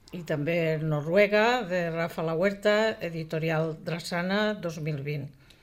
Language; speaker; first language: Catalan; native; Catalan